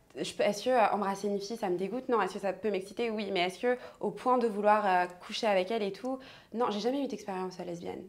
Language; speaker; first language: French; native; French